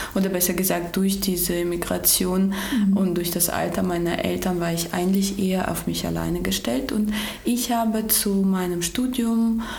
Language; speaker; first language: German; early bilingual, other home language; Georgian